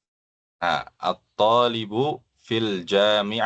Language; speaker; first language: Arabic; non-native, fluent; Indonesian